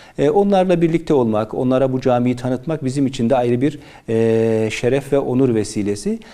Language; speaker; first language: Turkish; native; Turkish